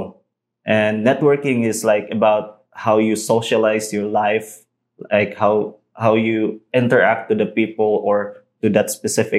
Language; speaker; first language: English; non-native, local second language; Cebuano